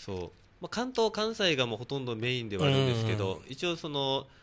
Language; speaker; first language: Japanese; native; Japanese